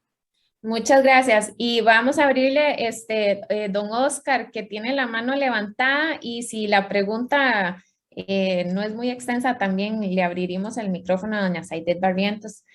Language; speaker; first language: Spanish; native; Spanish